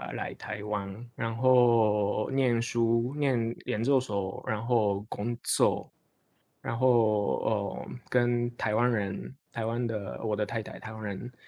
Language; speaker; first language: Chinese; non-native, fluent; Japanese